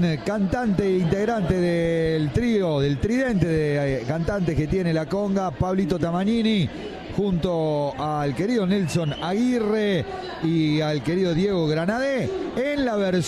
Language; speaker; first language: Spanish; native; Spanish